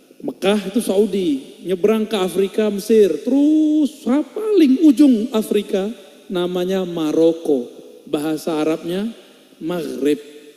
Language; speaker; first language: Indonesian; non-native, local second language; Minangkabau